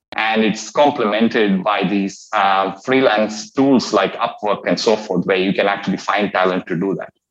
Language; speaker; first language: English; non-native, local second language; Malayalam